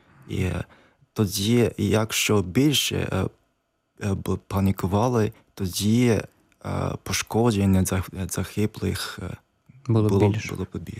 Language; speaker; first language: Ukrainian; non-native, learner; Japanese